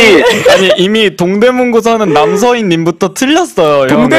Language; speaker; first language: Korean; native; Korean